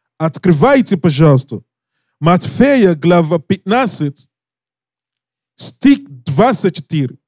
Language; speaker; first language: Russian; non-native, learner; English